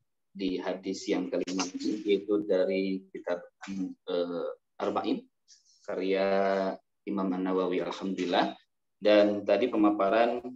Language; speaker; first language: Indonesian; native; Indonesian